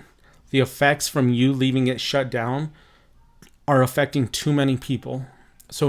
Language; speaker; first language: English; native; English